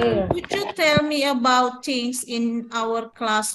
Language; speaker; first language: English; non-native, learner; Indonesian